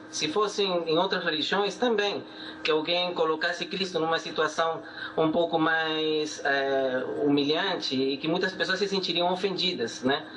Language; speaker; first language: Portuguese; non-native, fluent; Spanish